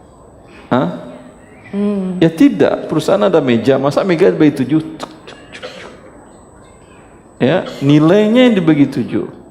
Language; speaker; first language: Indonesian; native; Indonesian